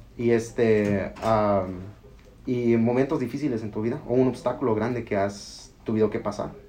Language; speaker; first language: Spanish; early bilingual, heritage; Spanish